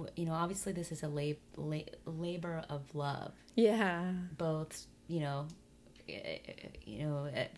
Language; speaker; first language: English; non-native, fluent; Finnish